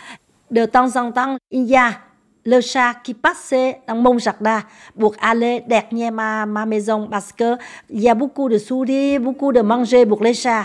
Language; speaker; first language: French; non-native, learner; Vietnamese